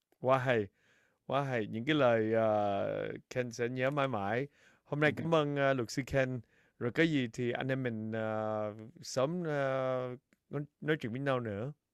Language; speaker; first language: Vietnamese; early bilingual, heritage; Vietnamese